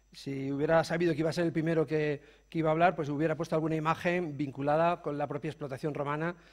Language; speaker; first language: Spanish; native; Spanish